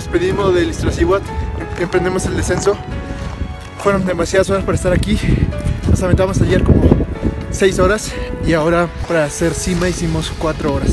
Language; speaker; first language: Spanish; native; Spanish